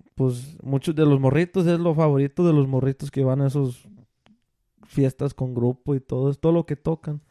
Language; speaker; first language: Spanish; early bilingual, other home language; English